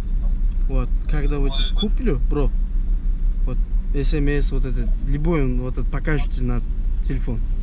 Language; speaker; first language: Russian; non-native, local second language; Uzbek